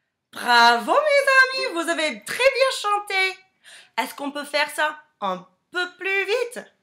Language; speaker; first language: French; non-native, fluent; English